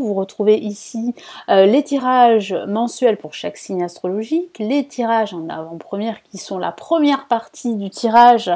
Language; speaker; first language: French; native; French